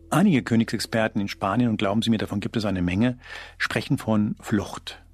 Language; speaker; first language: German; early bilingual, other home language; Spanish